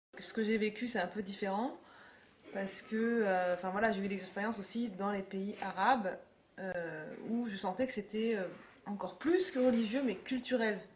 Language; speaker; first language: French; native; French